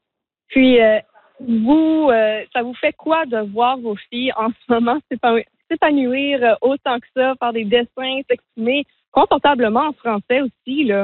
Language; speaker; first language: French; native; French